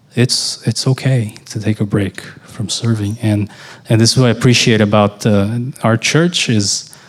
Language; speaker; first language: English; non-native, fluent; Portuguese